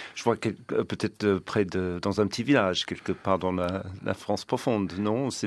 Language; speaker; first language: French; non-native, fluent; English